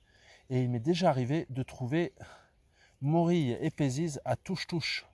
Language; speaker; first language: French; native; French